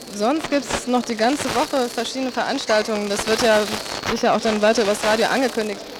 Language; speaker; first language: German; native; German